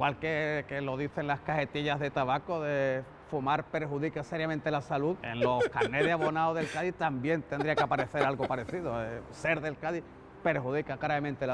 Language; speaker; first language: Spanish; native; Spanish